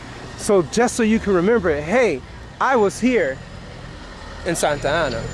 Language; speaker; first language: English; native; English